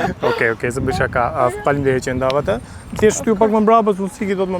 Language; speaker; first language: Albanian; native; Albanian